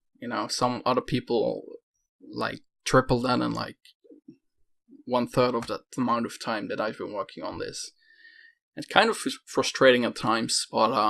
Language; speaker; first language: English; non-native, fluent; Dutch